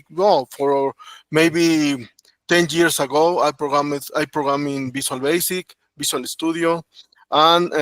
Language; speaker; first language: English; non-native, learner; Spanish